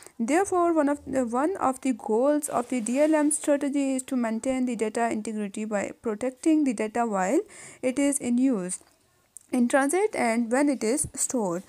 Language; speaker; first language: English; non-native, local second language; Urdu